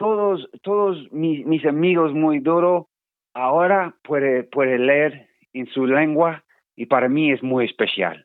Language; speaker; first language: Spanish; non-native, learner; English